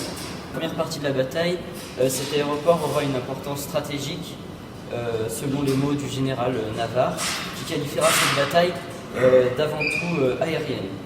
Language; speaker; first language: French; native; French